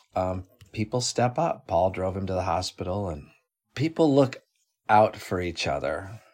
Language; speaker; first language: English; native; English